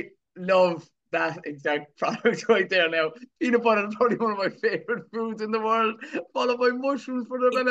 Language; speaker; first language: English; native; English